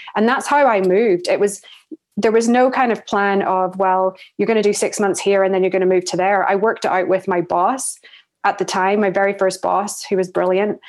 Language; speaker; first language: English; native; English